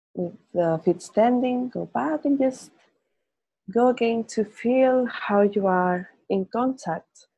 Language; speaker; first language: English; non-native, fluent; Spanish